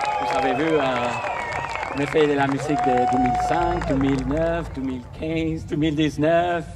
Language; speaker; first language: French; non-native, fluent; Spanish